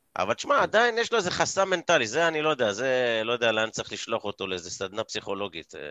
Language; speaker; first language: Hebrew; native; Hebrew